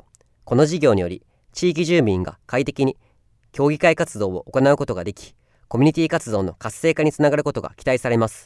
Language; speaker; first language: Japanese; native; Japanese